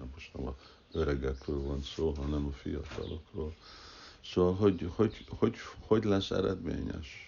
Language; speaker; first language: Hungarian; early bilingual, heritage; Hungarian